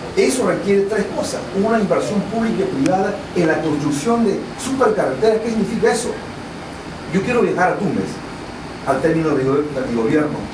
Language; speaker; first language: Spanish; non-native, local second language; Shipibo-Conibo